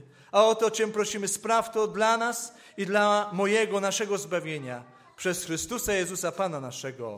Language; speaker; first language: Polish; native; Polish